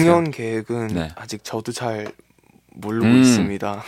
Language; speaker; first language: Korean; early bilingual, heritage; Korean